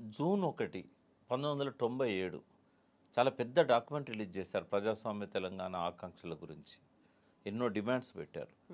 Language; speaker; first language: Telugu; native; Telugu